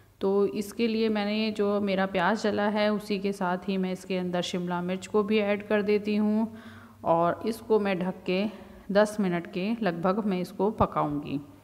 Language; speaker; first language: Hindi; native; Hindi